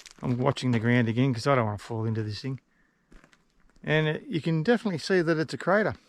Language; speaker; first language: English; native; English